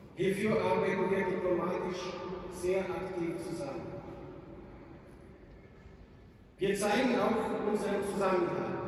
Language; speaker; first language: German; non-native, fluent; Ukrainian